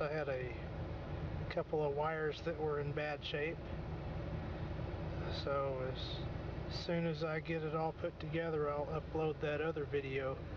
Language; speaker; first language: English; native; English